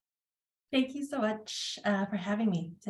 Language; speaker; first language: English; native; English